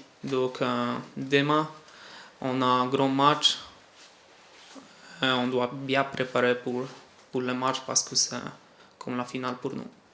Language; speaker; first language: French; non-native, fluent; Polish